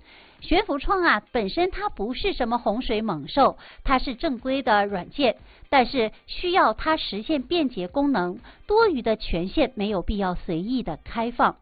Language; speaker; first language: Chinese; native; Chinese